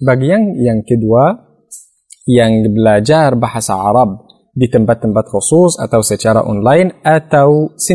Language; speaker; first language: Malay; non-native, fluent; Arabic